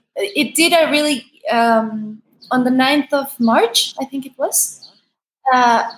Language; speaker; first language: English; non-native, fluent; Spanish